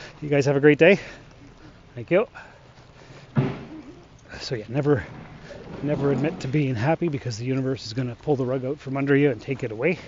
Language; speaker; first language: English; native; English